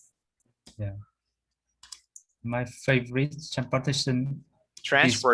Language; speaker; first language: English; non-native, learner; Vietnamese